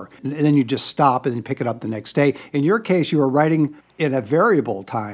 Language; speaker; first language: English; native; English